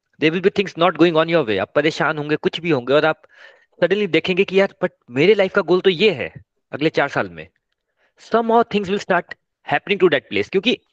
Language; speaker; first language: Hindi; non-native, local second language; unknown